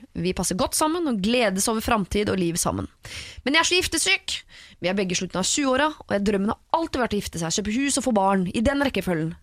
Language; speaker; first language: Norwegian; native; Norwegian